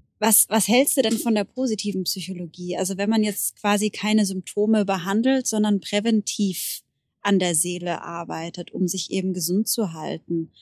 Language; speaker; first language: German; native; German